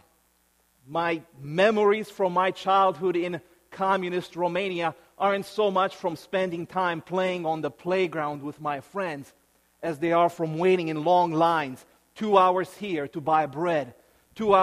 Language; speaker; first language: English; early bilingual, other home language; Romanian